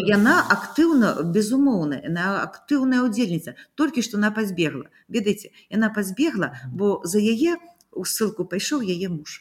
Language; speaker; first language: Belarusian; native; Belarusian